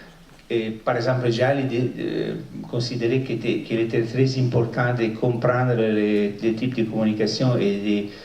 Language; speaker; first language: French; non-native, fluent; Italian